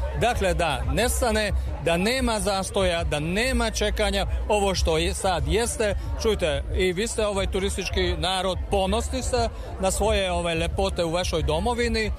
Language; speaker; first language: Serbian; non-native, fluent; Hungarian